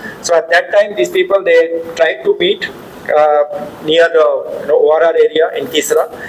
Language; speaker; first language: English; non-native, local second language; Telugu